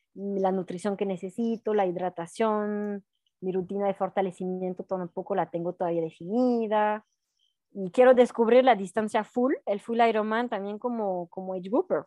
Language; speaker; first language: Spanish; non-native, fluent; French